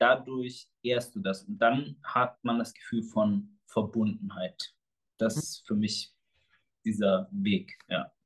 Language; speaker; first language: German; early bilingual, other home language; Portuguese